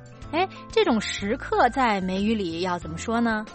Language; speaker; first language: Chinese; native; Chinese